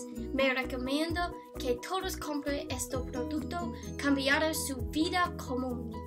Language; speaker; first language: Spanish; non-native, learner; English